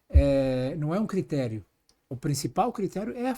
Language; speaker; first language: Portuguese; native; Portuguese